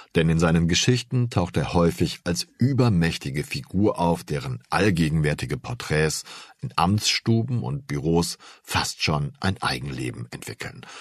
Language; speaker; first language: German; native; German